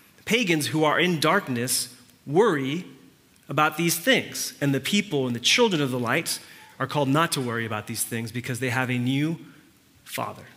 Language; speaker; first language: English; early bilingual, other home language; Spanish